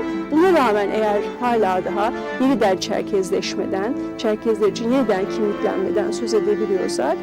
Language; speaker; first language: Turkish; native; Turkish